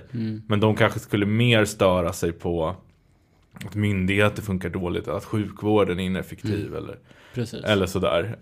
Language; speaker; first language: Swedish; native; Swedish